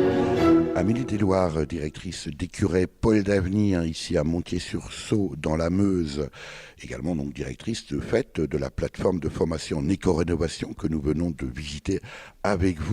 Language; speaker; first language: French; native; French